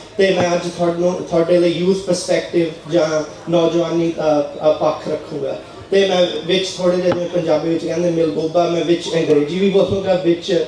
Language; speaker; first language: Punjabi; early bilingual, heritage; Punjabi